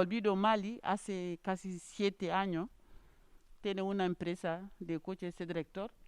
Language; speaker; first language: Spanish; non-native, learner; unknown